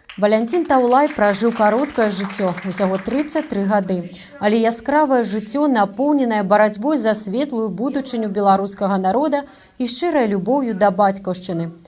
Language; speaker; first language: Belarusian; native; Belarusian